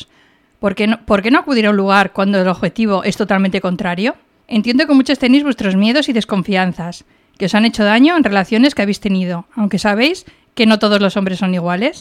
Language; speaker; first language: Spanish; native; Spanish